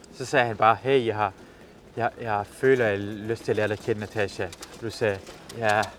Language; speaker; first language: Danish; early bilingual, other home language; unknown